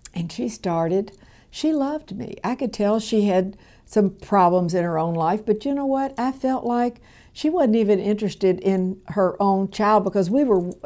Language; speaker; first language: English; native; English